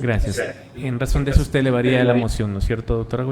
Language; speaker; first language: Spanish; native; Spanish